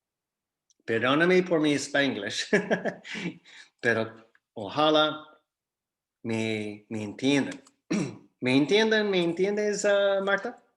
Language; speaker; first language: Spanish; non-native, fluent; English